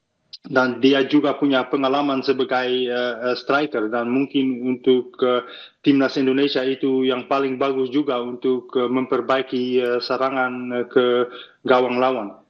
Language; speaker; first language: Indonesian; early bilingual, heritage; Dutch